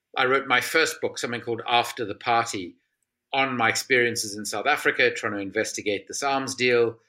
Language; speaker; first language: English; native; English